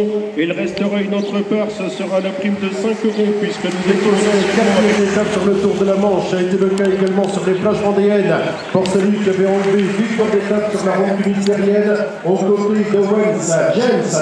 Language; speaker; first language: French; native; French